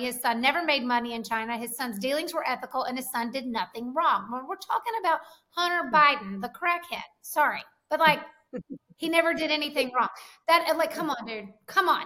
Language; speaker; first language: English; native; English